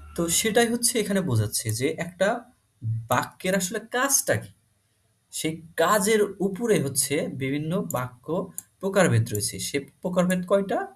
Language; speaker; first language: Bangla; native; Bangla